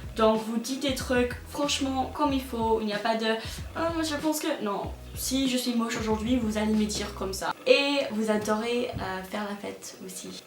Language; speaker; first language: French; non-native, fluent; English